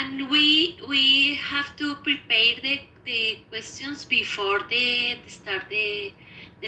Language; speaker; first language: English; non-native, learner; Spanish